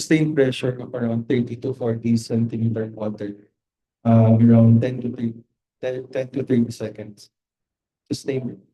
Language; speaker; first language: English; non-native, local second language; Filipino